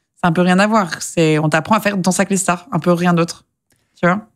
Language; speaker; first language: French; native; French